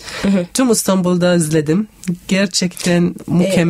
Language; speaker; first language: Turkish; non-native, learner; Arabic